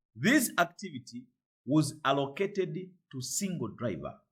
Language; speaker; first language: English; non-native, local second language; Swahili